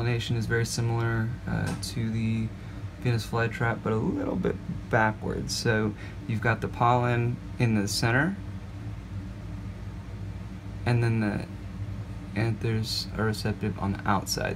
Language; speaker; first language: English; native; English